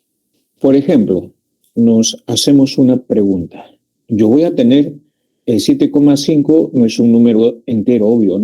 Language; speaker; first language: Spanish; native; Spanish